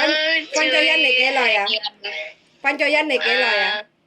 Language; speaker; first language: Cantonese; non-native, fluent; Javanese